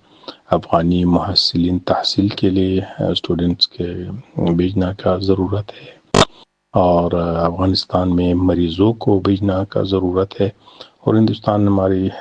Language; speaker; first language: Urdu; non-native, learner; Pashto